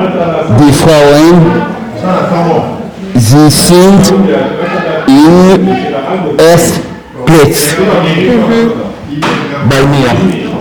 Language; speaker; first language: German; non-native, learner; French